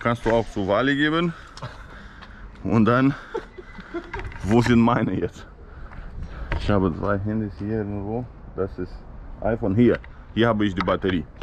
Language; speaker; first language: German; non-native, fluent; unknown